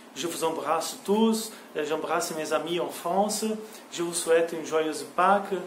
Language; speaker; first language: French; non-native, fluent; Portuguese